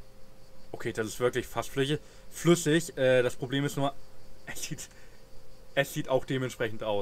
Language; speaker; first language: German; native; German